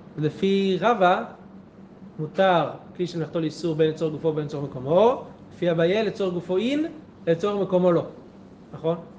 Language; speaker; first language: Hebrew; native; Hebrew